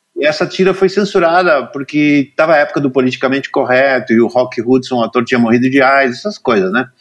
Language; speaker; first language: Portuguese; native; Portuguese